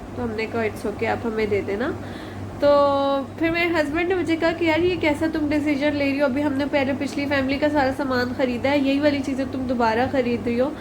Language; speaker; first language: Urdu; native; Urdu